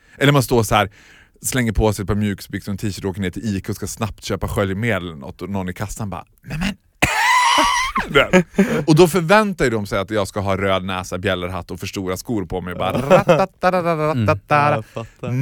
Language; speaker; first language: Swedish; native; Swedish